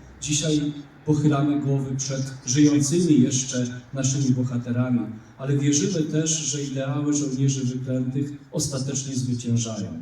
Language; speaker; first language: Polish; native; Polish